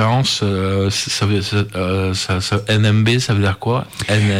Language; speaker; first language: French; native; French